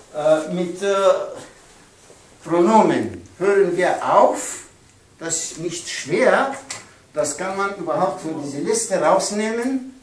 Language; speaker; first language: German; non-native, learner; Pashto